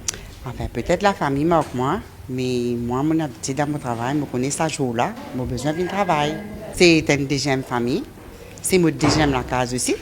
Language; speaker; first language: French; non-native, local second language; Morisyen